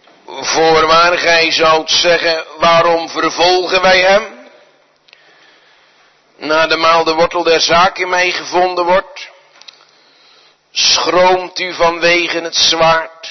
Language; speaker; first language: Dutch; native; Dutch